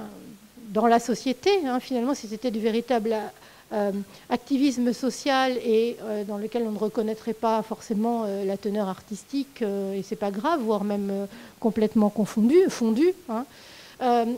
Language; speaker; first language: French; native; French